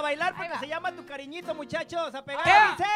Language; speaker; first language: Spanish; native; Spanish